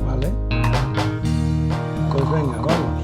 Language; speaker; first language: Spanish; native; Spanish